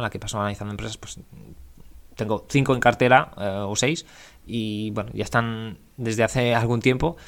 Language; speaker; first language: Spanish; native; Spanish